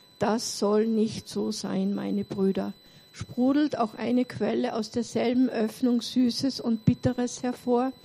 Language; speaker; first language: German; native; German